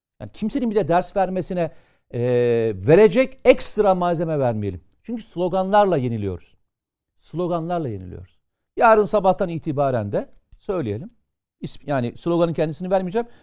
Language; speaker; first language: Turkish; native; Turkish